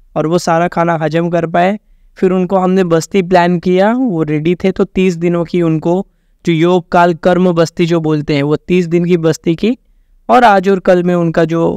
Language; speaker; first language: Hindi; native; Hindi